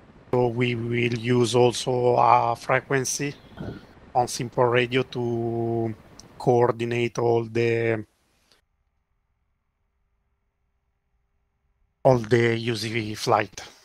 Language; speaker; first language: English; non-native, fluent; Italian